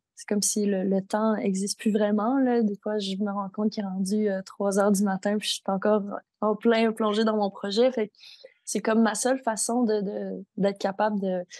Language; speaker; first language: French; native; French